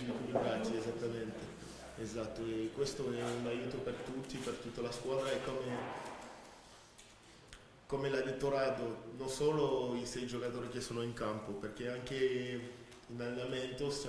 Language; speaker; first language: Italian; non-native, fluent; French